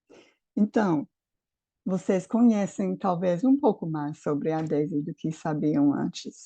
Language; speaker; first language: Portuguese; non-native, fluent; English